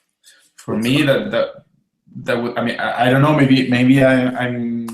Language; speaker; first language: English; non-native, fluent; Spanish